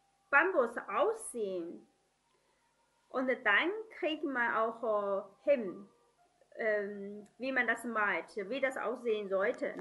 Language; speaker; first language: German; non-native, learner; Chinese